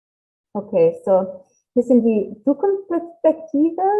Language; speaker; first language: German; non-native, learner; English